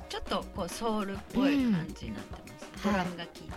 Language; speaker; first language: Japanese; native; Japanese